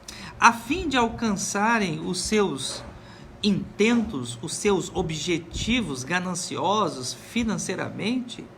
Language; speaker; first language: Portuguese; native; Portuguese